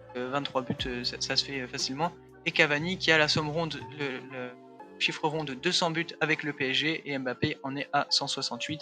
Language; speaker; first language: French; native; French